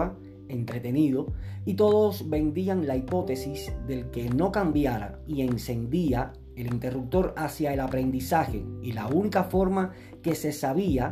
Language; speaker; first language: Spanish; native; Spanish